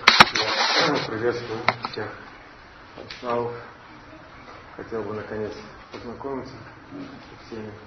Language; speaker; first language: Russian; native; Russian